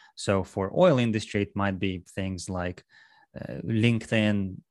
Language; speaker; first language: English; non-native, fluent; Russian